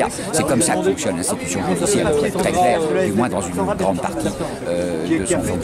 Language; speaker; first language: French; native; French